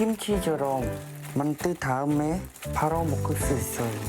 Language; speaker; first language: Korean; non-native, learner; Khmer